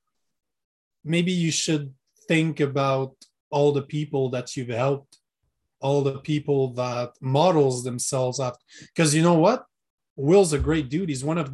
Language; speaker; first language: English; non-native, fluent; French